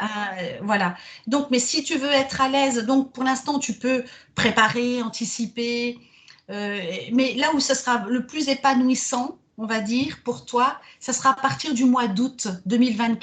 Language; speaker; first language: French; native; French